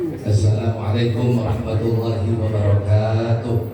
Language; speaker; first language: Indonesian; native; Indonesian